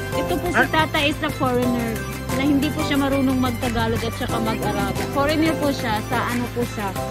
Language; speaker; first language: Filipino; native; Filipino